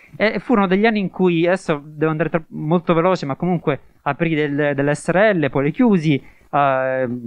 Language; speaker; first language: Italian; native; Italian